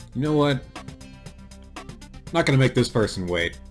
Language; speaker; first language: English; native; English